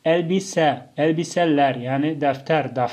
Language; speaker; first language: Turkish; non-native, fluent; Tajik